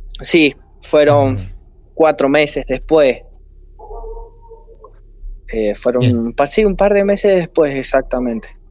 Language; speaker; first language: Spanish; native; Spanish